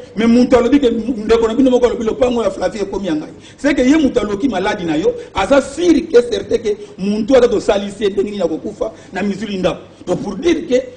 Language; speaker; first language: Lingala; non-native, local second language; Kongo